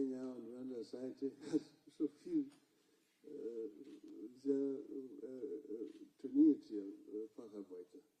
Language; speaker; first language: German; non-native, fluent; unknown